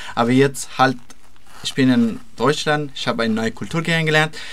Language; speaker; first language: German; non-native, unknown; Persian